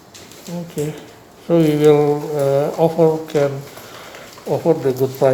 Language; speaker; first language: English; non-native, learner; Indonesian